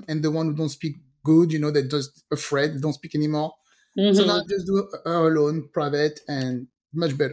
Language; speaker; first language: English; non-native, fluent; French